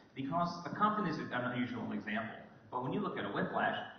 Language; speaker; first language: English; native; English